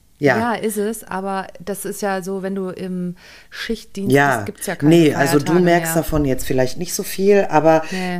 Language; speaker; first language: German; native; German